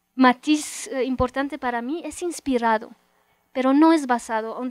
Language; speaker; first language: Spanish; non-native, fluent; Romanian